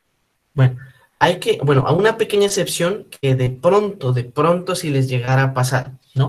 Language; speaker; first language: Spanish; native; Spanish